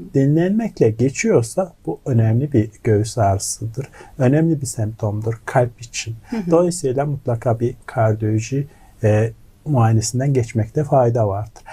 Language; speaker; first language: Turkish; non-native, fluent; Mongolian